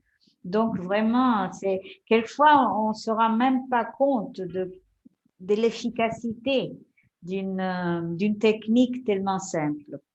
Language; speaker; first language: French; non-native, fluent; Italian